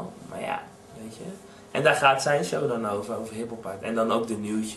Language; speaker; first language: Dutch; native; Dutch